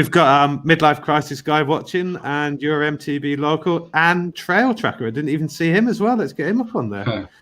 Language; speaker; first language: English; native; English